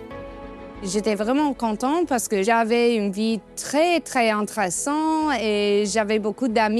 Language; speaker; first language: French; non-native, learner; English